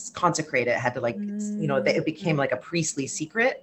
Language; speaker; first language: English; native; English